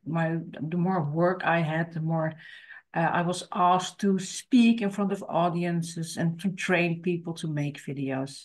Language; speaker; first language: English; non-native, fluent; Dutch